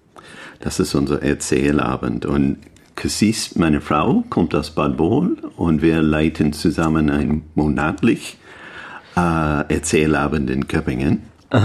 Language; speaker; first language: German; non-native, learner; English